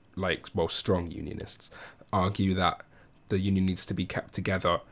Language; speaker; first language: English; native; English